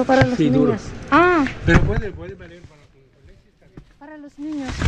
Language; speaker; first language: Spanish; non-native, learner; Filipino